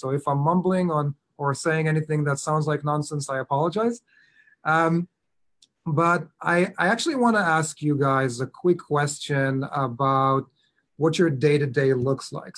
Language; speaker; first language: English; non-native, fluent; Hebrew